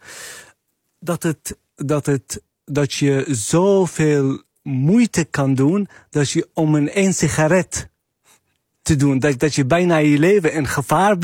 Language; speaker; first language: Dutch; non-native, fluent; Arabic